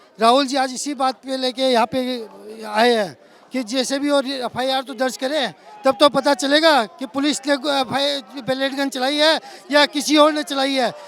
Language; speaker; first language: Hindi; non-native, local second language; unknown